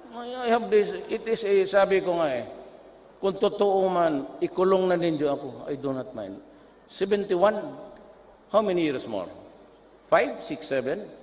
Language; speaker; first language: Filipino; non-native, local second language; Cebuano